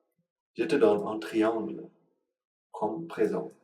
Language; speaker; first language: French; non-native, learner; Sinhala